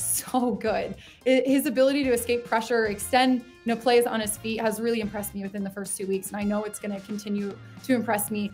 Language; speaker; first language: English; native; English